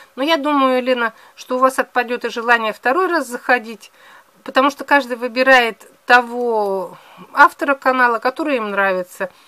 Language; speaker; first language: Russian; native; Russian